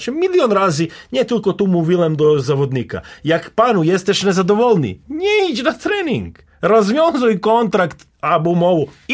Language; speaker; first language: Polish; non-native, learner; Serbian